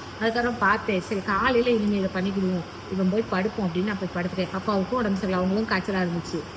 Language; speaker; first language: Tamil; native; Tamil